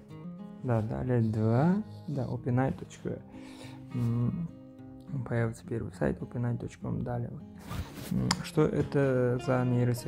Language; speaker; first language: Russian; non-native, local second language; Kazakh